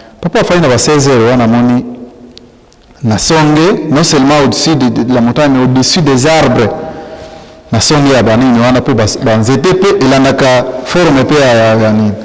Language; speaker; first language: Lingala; non-native, local second language; Swahili